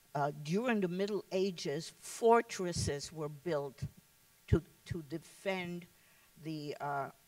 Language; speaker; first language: English; early bilingual, other home language; Lithuanian